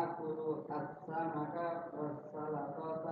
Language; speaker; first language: Arabic; non-native, learner; Indonesian